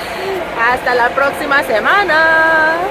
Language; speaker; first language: Spanish; non-native, fluent; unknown